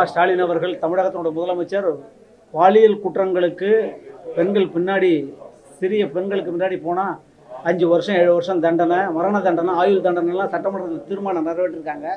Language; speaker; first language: Tamil; native; Tamil